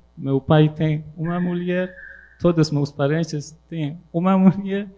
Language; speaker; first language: Portuguese; non-native, learner; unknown